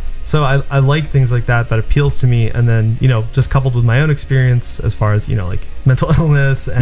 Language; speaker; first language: English; early bilingual, other home language; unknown